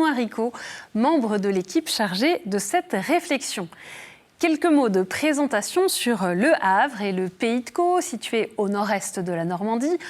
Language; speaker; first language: French; native; French